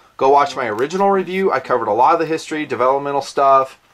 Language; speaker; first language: English; native; English